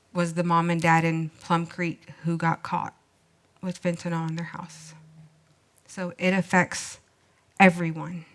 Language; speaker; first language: English; native; English